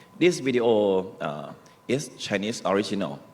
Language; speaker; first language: English; non-native, learner; Thai